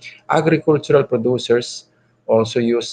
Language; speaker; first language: English; non-native, local second language; Filipino